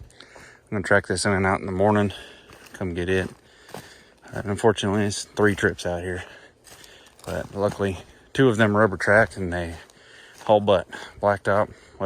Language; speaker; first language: English; native; English